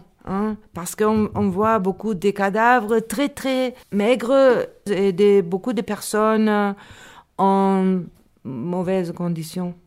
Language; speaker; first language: French; non-native, learner; Spanish